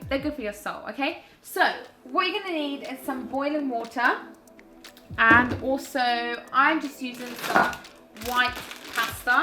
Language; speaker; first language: English; native; English